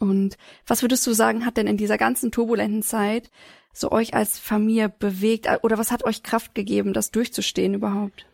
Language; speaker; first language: German; native; German